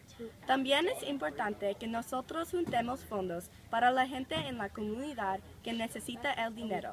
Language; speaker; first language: Spanish; non-native, learner; English